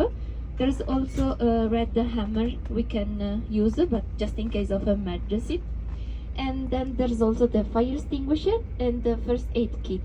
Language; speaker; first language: English; non-native, fluent; Spanish